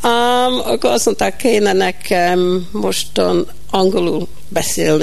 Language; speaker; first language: Hungarian; early bilingual, heritage; Hungarian